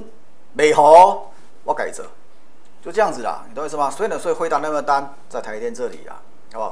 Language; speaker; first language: Chinese; native; Chinese